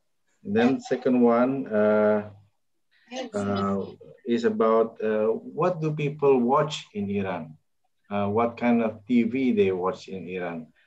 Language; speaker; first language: English; non-native, local second language; Indonesian